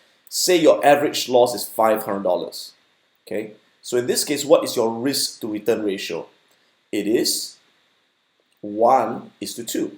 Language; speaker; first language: English; native; English